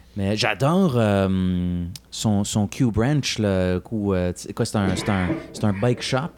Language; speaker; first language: French; native; French